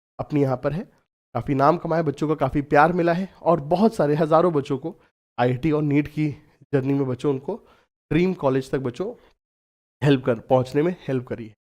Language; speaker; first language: Hindi; native; Hindi